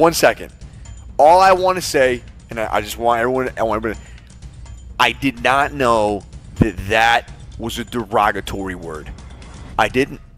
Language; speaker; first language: English; native; English